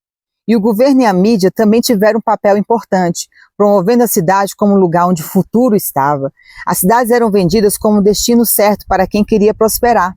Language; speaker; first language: Portuguese; native; Portuguese